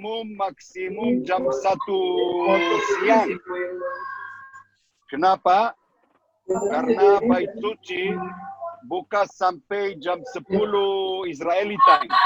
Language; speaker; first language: Indonesian; non-native, learner; Hebrew